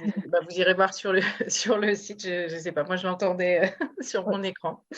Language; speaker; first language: French; native; French